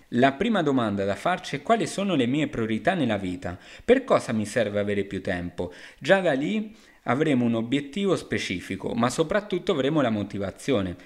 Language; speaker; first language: Italian; non-native, fluent; Spanish